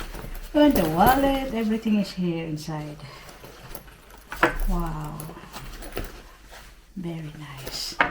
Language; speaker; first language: English; non-native, learner; Cebuano